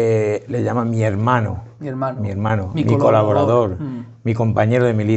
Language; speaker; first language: Spanish; native; Spanish